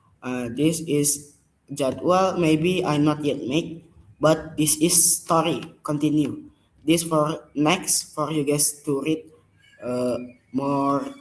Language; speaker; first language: English; non-native, learner; Indonesian